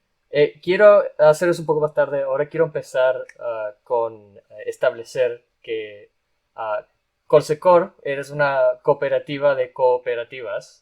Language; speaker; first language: Spanish; non-native, fluent; English